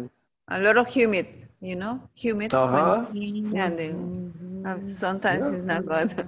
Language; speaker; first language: English; non-native, learner; Spanish